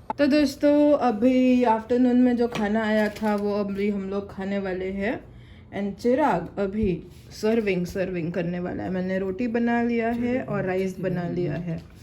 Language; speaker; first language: Hindi; non-native, local second language; Bangla